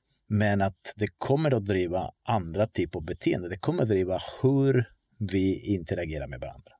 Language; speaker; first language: Swedish; non-native, fluent; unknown